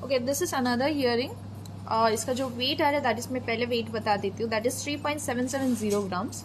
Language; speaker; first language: Hindi; non-native, local second language; Bangla